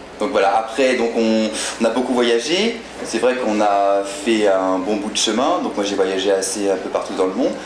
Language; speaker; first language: French; native; French